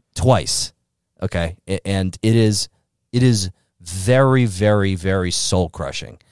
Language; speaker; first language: English; native; English